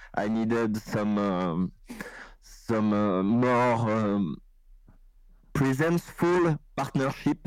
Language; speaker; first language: English; non-native, learner; French